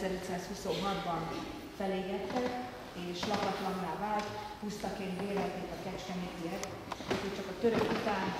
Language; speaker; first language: Hungarian; native; Hungarian